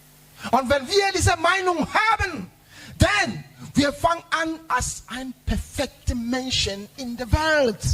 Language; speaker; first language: German; non-native, learner; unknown